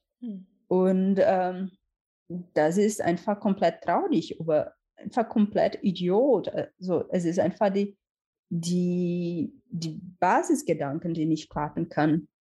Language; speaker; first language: German; non-native, learner; Portuguese